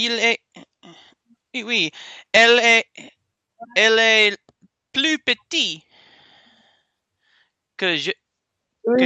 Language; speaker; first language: French; non-native, learner; English